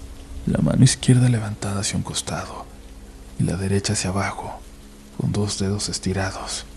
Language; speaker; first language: Spanish; native; Spanish